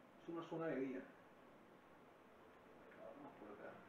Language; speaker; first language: Spanish; native; Spanish